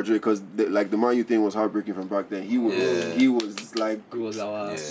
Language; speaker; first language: English; non-native, local second language; Yoruba